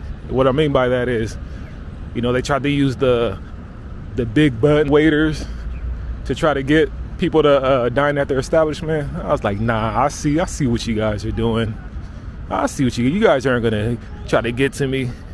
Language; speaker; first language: English; native; English